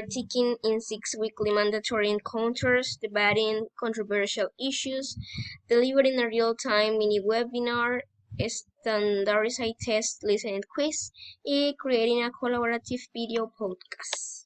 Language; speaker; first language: English; non-native, learner; Spanish